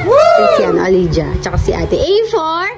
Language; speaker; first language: Filipino; native; Filipino